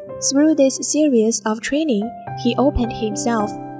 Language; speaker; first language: English; non-native, learner; Chinese